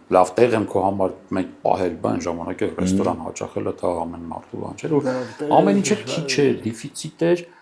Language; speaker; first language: Armenian; native; Armenian